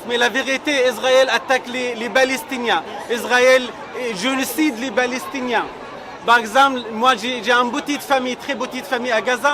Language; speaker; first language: French; non-native, fluent; Arabic